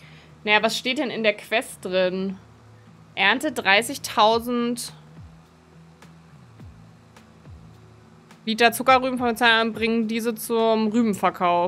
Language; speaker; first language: German; native; German